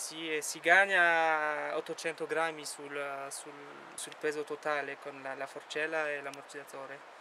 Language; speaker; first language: Italian; non-native, fluent; French